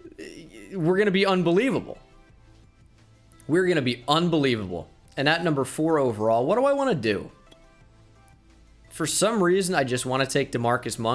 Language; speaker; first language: English; native; English